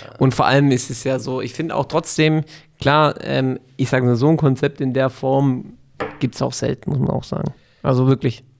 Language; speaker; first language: German; native; German